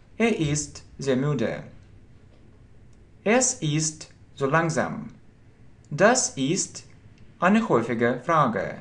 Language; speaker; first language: German; non-native, fluent; Russian